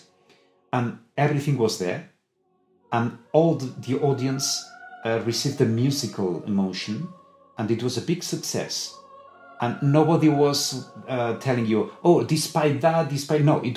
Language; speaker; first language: English; non-native, fluent; Spanish